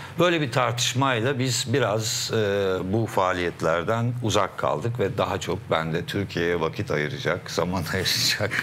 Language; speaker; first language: Turkish; native; Turkish